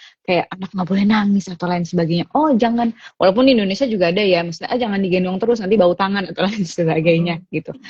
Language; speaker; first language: Indonesian; native; Indonesian